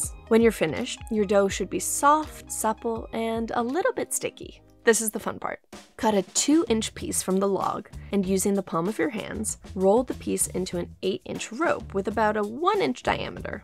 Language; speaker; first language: English; native; English